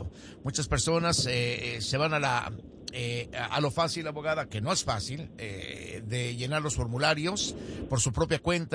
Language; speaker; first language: Spanish; native; Spanish